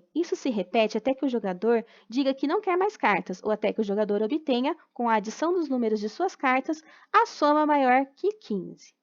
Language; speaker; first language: Portuguese; native; Portuguese